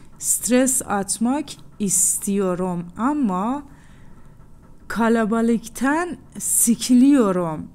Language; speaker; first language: Turkish; non-native, fluent; Persian